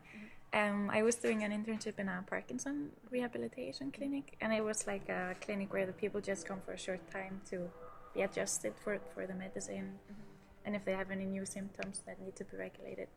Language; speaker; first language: English; non-native, fluent; Icelandic